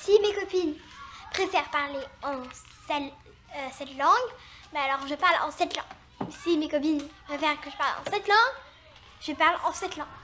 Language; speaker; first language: French; early bilingual, heritage; French